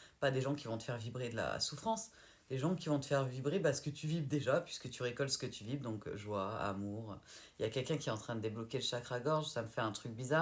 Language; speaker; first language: French; native; French